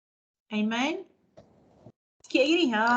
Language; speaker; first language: Malay; native; Malay